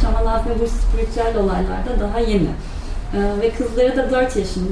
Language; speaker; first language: Turkish; native; Turkish